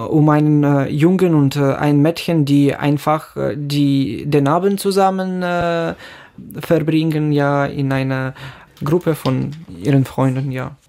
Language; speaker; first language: German; non-native, fluent; Ukrainian